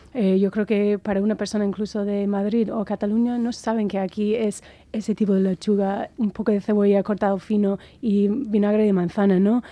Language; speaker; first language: Spanish; non-native, fluent; English